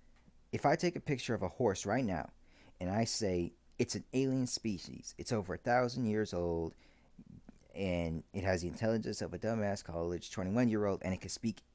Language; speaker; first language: English; native; English